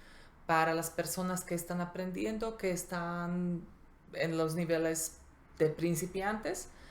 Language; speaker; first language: Spanish; non-native, fluent; Slovak